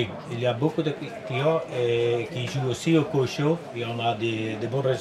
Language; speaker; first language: French; non-native, learner; Dutch